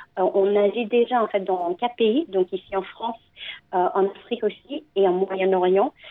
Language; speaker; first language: French; non-native, fluent; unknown